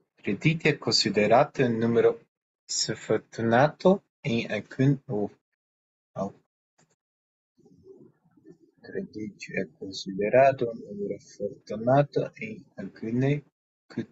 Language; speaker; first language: Italian; non-native, learner; Portuguese